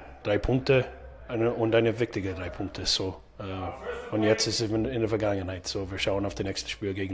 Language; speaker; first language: German; non-native, fluent; English